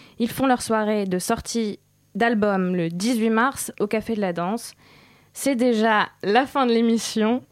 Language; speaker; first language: French; native; French